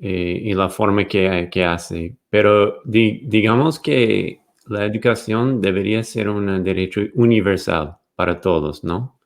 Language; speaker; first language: Spanish; non-native, fluent; English